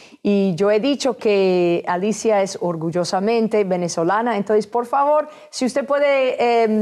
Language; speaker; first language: Spanish; non-native, fluent; English